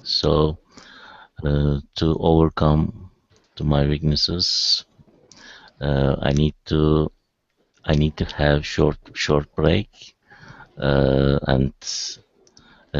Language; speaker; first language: English; non-native, learner; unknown